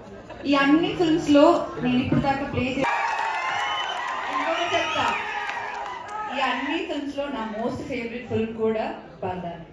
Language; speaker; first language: Telugu; non-native, fluent; Malayalam